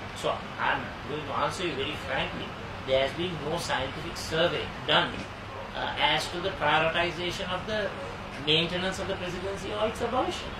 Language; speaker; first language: English; non-native, local second language; Sinhala